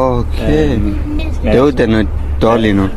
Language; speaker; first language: Danish; non-native, fluent; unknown